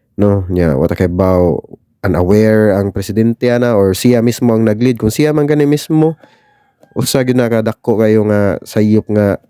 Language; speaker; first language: Cebuano; native; Cebuano